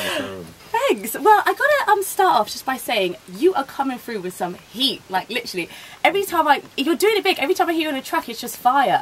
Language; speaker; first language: English; native; English